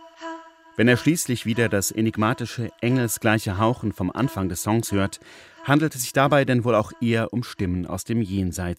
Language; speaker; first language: German; native; German